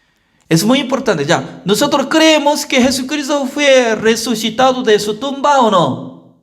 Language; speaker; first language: Spanish; non-native, learner; Korean